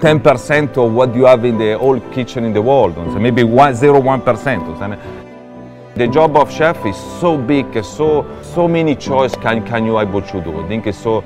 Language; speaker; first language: English; non-native, learner; Italian